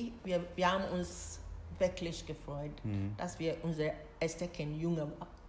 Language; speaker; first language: German; non-native, learner; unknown